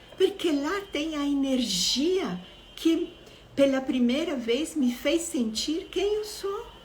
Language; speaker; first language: Portuguese; non-native, fluent; Italian